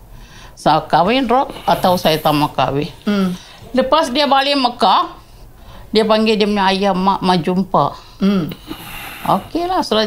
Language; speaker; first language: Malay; non-native, local second language; Tamil